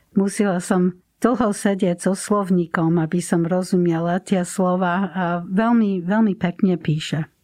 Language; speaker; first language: Slovak; non-native, fluent; English